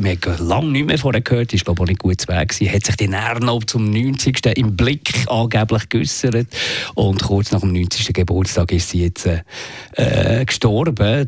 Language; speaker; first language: German; native; German